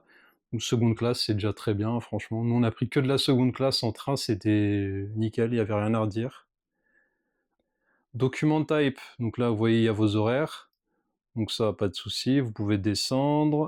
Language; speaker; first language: French; native; French